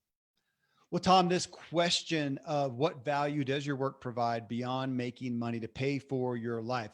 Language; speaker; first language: English; native; English